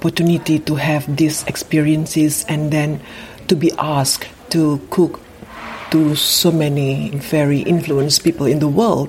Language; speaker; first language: English; non-native, fluent; Indonesian